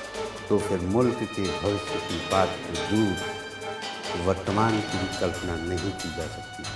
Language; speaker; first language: Hindi; native; Hindi